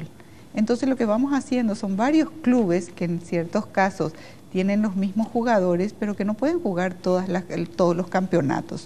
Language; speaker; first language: Spanish; native; Spanish